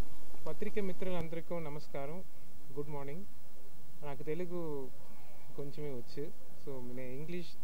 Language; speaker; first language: Telugu; non-native, learner; Tamil